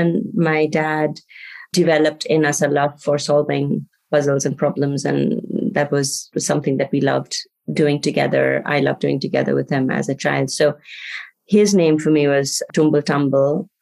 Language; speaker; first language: English; non-native, local second language; Bangla